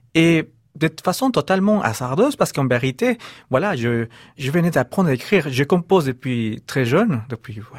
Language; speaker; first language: French; non-native, fluent; Spanish